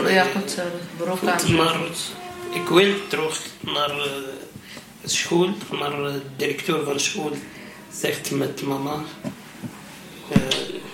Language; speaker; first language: Dutch; non-native, learner; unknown